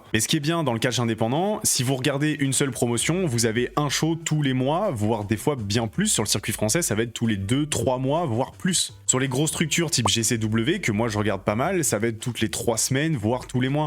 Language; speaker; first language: French; native; French